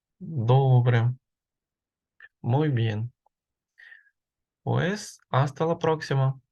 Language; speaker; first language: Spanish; non-native, fluent; Ukrainian